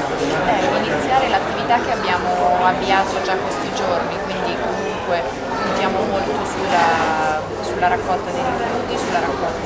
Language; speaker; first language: Italian; native; Italian